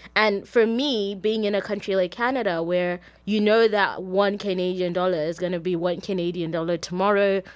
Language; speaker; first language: English; non-native, local second language; Shona